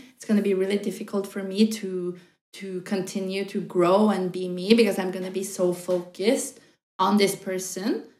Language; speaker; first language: English; non-native, fluent; Norwegian